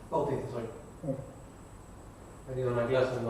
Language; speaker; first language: Spanish; native; Spanish